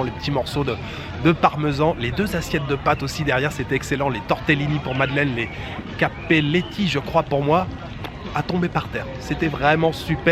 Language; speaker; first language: French; native; French